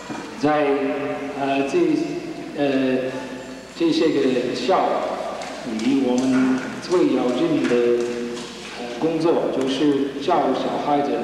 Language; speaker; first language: Chinese; non-native, learner; English